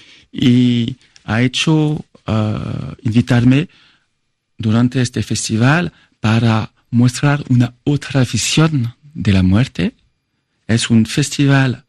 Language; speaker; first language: Spanish; non-native, fluent; French